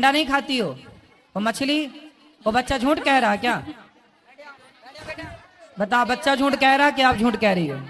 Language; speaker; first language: Hindi; native; Hindi